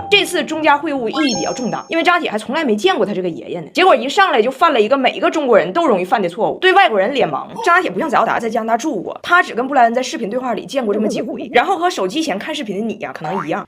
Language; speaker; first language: Chinese; native; Chinese